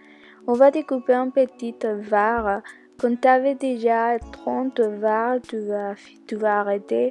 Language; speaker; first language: French; non-native, learner; Spanish